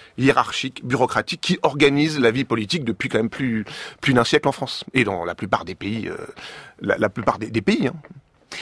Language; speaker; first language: French; native; French